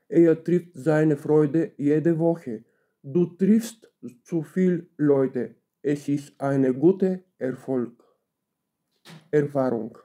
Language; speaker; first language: German; non-native, fluent; Bulgarian